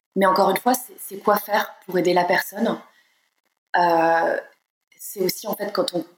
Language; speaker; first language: French; native; French